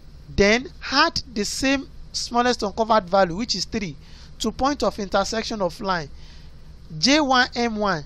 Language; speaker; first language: English; non-native, local second language; Yoruba